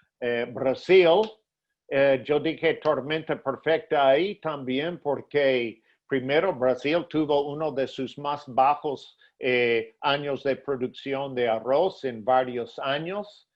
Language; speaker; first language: Spanish; non-native, fluent; English